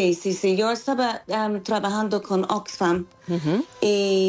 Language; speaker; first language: Spanish; non-native, fluent; English